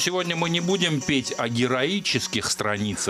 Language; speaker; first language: Russian; non-native, local second language; Azerbaijani